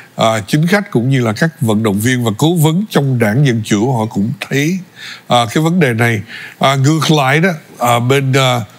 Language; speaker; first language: Vietnamese; early bilingual, other home language; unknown